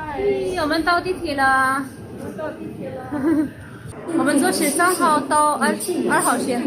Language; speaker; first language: Chinese; non-native, learner; Urdu